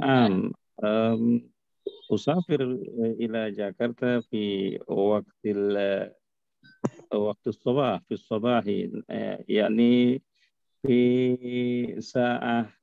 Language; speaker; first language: Arabic; non-native, learner; Indonesian